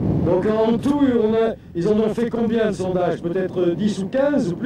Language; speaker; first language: French; native; French